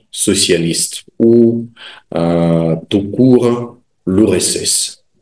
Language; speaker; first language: French; non-native, fluent; Russian